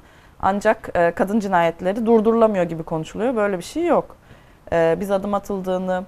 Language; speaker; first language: Turkish; native; Turkish